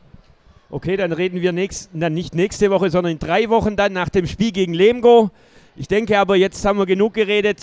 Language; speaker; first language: German; native; German